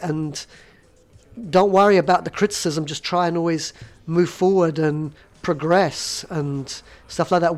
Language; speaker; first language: English; native; English